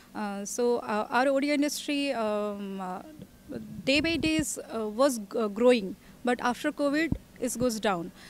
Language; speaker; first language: English; non-native, local second language; Odia